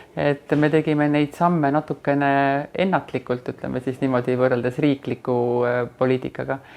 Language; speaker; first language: Estonian; non-native, local second language; Russian